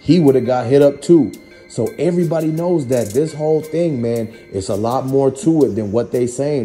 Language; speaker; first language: English; native; English